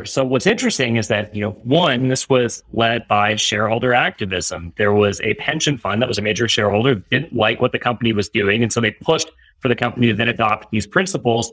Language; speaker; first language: English; native; English